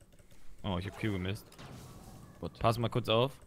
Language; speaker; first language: German; native; German